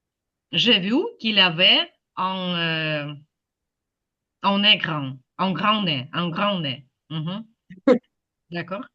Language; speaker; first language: French; non-native, fluent; Ukrainian